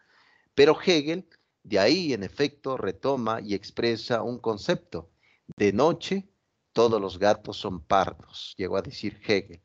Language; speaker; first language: Spanish; native; Spanish